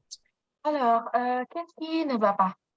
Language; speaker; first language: French; non-native, learner; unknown